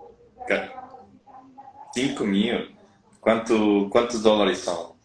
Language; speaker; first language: Portuguese; non-native, learner; Spanish